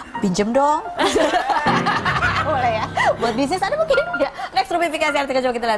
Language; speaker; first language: Indonesian; native; Indonesian